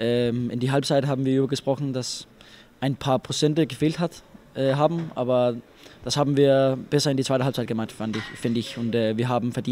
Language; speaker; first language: German; non-native, fluent; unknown